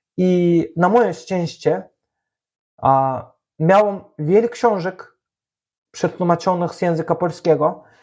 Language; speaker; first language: Polish; non-native, fluent; Azerbaijani